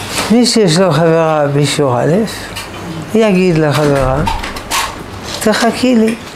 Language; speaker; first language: Hebrew; non-native, fluent; French